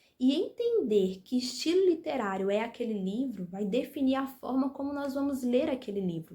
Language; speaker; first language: Portuguese; native; Portuguese